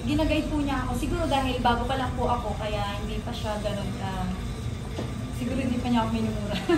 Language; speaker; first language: Filipino; native; Filipino